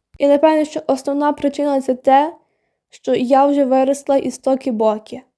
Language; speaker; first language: Ukrainian; non-native, local second language; Russian